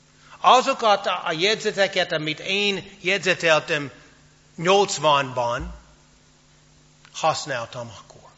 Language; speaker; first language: Hungarian; non-native, fluent; English